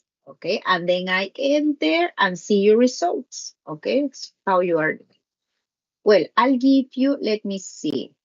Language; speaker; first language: English; non-native, learner; Spanish